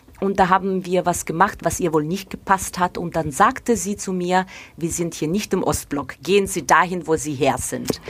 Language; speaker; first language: German; non-native, fluent; Ukrainian